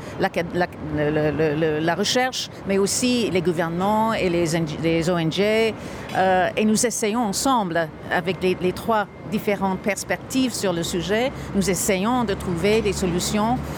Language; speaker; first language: French; non-native, fluent; English